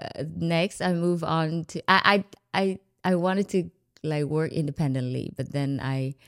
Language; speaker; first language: English; non-native, fluent; Vietnamese